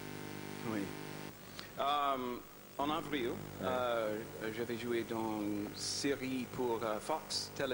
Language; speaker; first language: French; non-native, learner; English